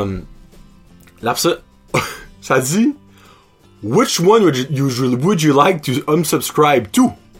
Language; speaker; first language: English; non-native, local second language; French